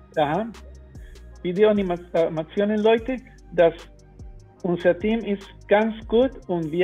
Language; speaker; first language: German; non-native, learner; Spanish